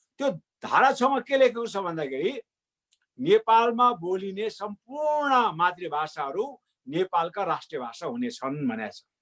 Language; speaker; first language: Nepali; non-native, local second language; Sherpa